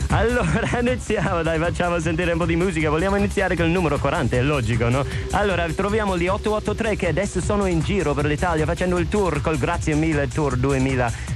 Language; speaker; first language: Italian; non-native, fluent; English